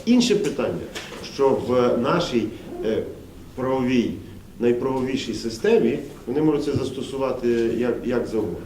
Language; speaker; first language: Ukrainian; native; Ukrainian